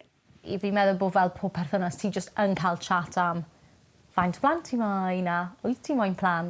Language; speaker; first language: Welsh; native; Welsh